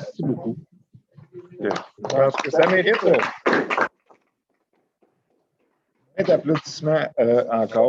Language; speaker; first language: French; native; French